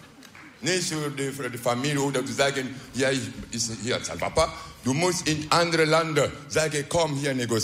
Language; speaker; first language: Dutch; non-native, learner; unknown